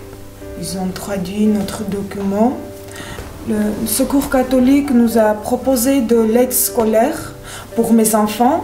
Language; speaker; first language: French; non-native, learner; Armenian